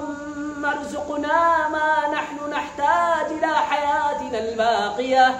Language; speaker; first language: Arabic; non-native, fluent; Bangla